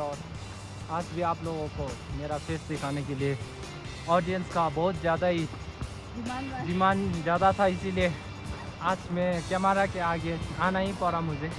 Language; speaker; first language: Hindi; non-native, local second language; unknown